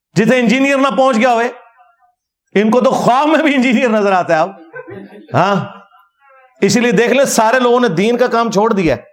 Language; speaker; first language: Urdu; non-native, local second language; Punjabi